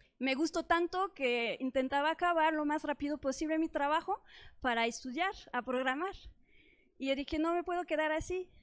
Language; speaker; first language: Spanish; non-native, fluent; French